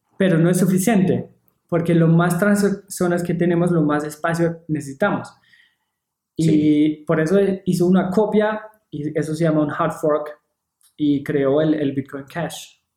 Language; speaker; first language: Spanish; non-native, fluent; English